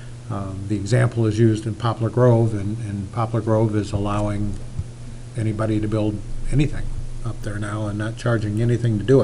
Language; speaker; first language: English; native; English